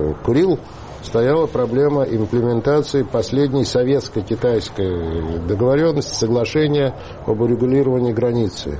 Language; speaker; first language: Russian; native; Russian